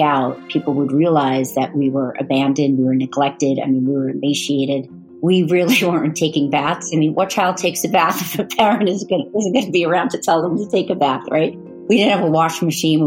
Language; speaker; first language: English; native; English